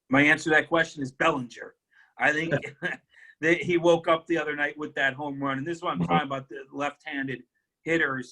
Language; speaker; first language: English; native; English